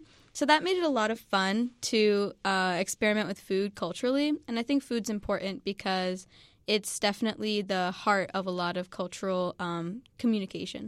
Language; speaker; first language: English; native; English